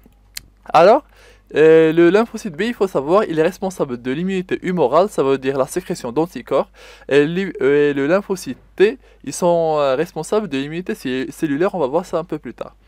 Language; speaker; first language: French; non-native, local second language; Arabic